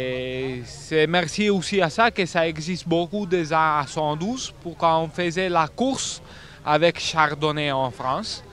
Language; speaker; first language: French; non-native, fluent; Italian